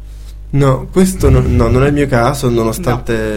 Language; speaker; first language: Italian; native; Italian